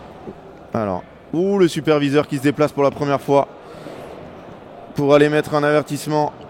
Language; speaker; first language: French; native; French